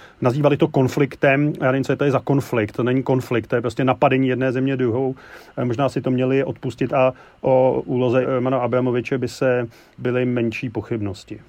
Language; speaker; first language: Czech; native; Czech